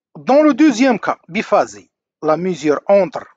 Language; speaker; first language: French; non-native, local second language; Arabic